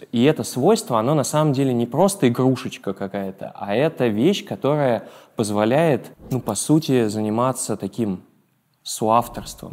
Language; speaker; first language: Russian; native; Russian